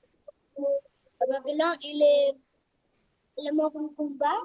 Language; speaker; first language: French; non-native, fluent; Russian